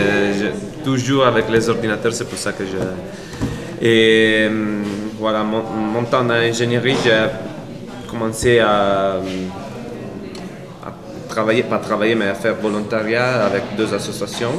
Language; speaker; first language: French; non-native, fluent; Italian